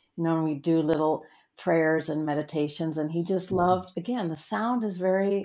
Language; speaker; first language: English; native; English